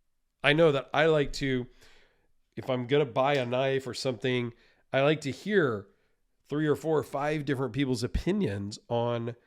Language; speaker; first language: English; native; English